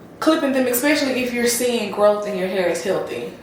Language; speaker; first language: English; native; English